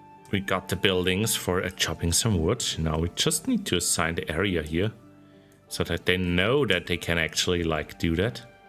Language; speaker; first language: English; non-native, fluent; German